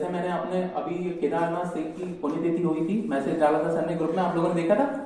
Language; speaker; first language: Hindi; native; Hindi